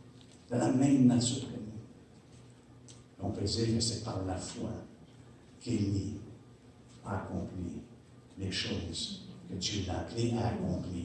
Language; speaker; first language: French; native; French